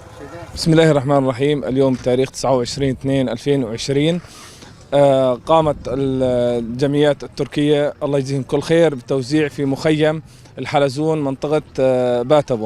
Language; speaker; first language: Arabic; native; Arabic